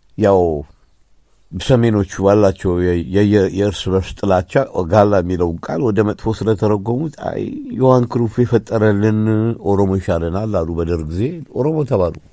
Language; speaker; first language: Amharic; native; Amharic